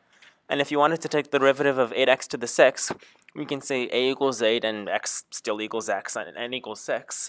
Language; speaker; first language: English; native; English